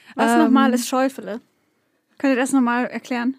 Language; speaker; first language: German; native; German